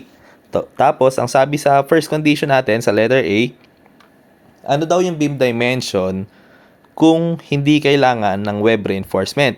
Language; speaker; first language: Filipino; native; Filipino